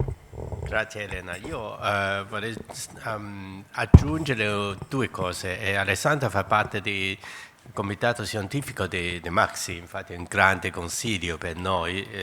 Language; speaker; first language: Italian; non-native, fluent; Chinese